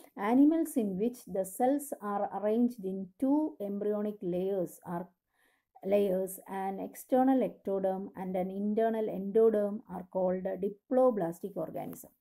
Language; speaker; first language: English; non-native, local second language; Malayalam